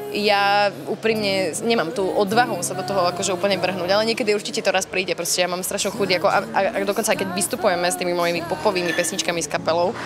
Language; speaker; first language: Slovak; early bilingual, other home language; English